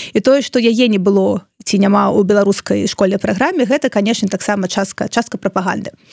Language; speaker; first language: Belarusian; non-native, local second language; Russian